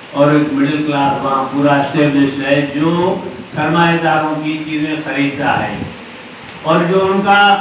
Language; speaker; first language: Urdu; non-native, local second language; Sindhi